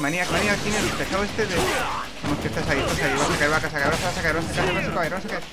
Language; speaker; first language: Spanish; native; Spanish